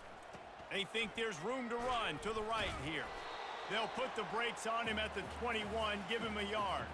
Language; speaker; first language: English; native; English